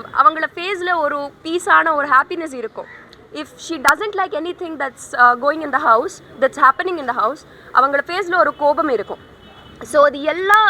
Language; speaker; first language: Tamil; non-native, learner; Telugu